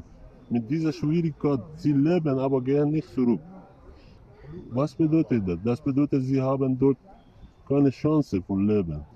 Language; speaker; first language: German; non-native, learner; Persian